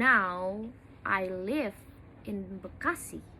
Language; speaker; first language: English; non-native, learner; Indonesian